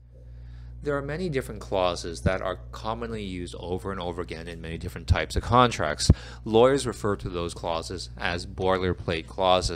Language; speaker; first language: English; native; English